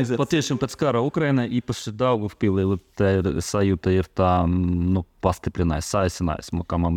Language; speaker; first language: Latvian; non-native, local second language; Russian